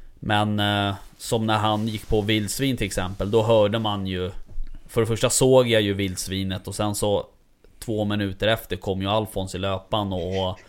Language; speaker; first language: Swedish; native; Swedish